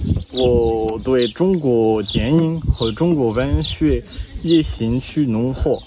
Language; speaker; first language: Chinese; non-native, learner; French